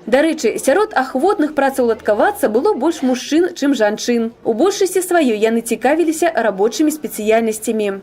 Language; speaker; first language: Belarusian; native; Belarusian